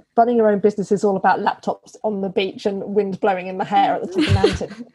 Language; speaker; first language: English; native; English